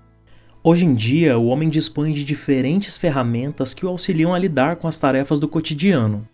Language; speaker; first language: Portuguese; native; Portuguese